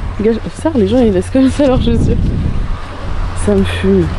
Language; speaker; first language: French; native; French